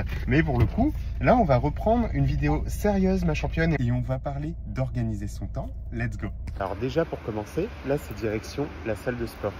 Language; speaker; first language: French; native; French